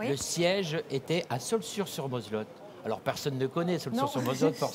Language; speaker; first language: French; native; French